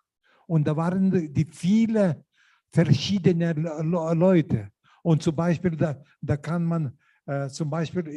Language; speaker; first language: German; non-native, learner; Lithuanian